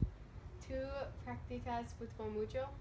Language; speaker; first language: Spanish; non-native, learner; English